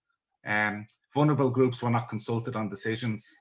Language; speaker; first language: English; native; English